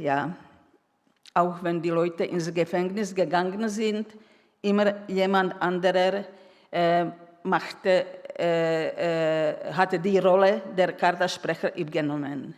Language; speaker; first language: German; non-native, fluent; Czech